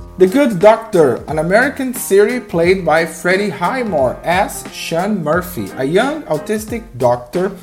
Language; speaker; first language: English; non-native, fluent; Portuguese